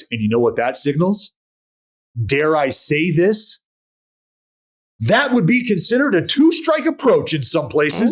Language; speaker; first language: English; native; English